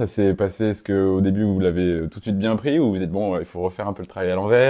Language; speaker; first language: French; native; French